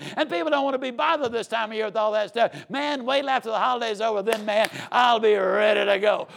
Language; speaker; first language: English; native; English